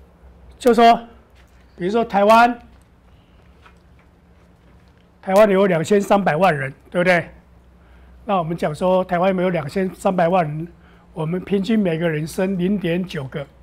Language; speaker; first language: Chinese; native; Chinese